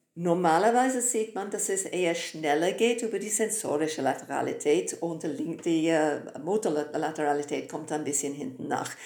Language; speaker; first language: German; non-native, fluent; English